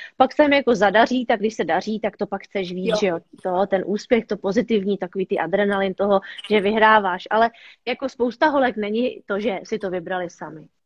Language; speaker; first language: Czech; native; Czech